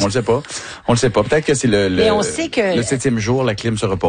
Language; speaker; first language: French; native; French